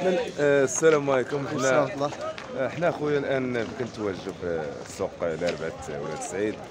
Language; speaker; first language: Arabic; native; Arabic